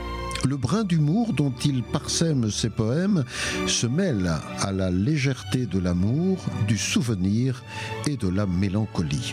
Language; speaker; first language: French; native; French